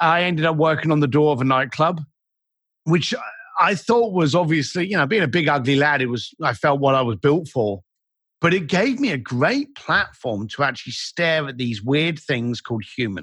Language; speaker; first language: English; native; English